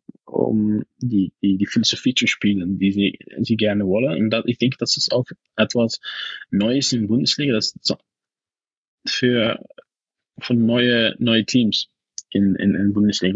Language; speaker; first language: German; non-native, fluent; Dutch